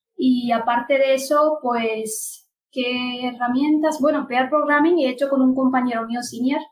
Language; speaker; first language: Spanish; non-native, fluent; Punjabi